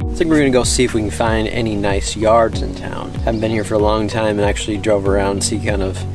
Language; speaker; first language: English; native; English